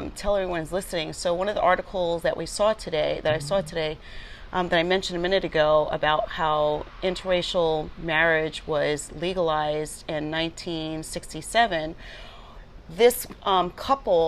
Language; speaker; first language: English; native; English